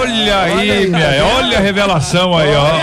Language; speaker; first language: Portuguese; native; Portuguese